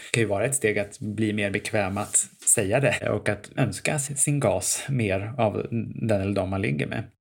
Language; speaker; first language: Swedish; native; Swedish